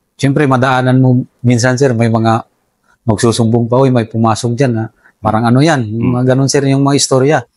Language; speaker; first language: Filipino; non-native, local second language; Cebuano